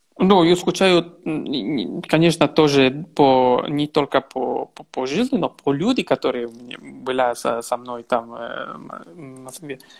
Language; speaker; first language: Russian; non-native, learner; Italian